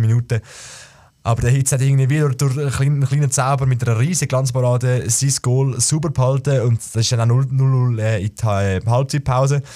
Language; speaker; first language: German; native; German